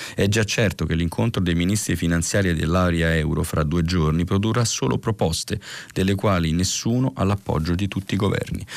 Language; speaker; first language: Italian; native; Italian